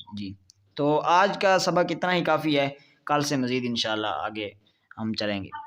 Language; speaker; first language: Urdu; non-native, local second language; Punjabi